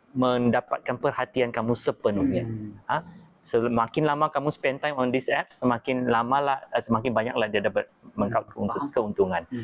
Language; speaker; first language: Malay; native; Malay